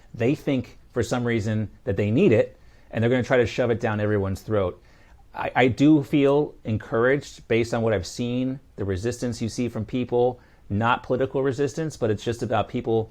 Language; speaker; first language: English; native; English